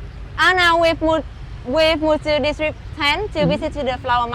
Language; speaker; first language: English; non-native, learner; Vietnamese